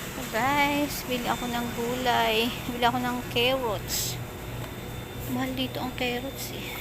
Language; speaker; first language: Filipino; native; Filipino